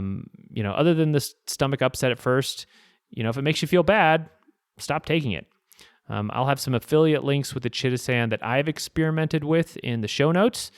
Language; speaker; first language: English; native; English